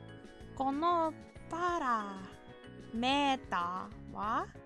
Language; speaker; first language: Japanese; non-native, learner; English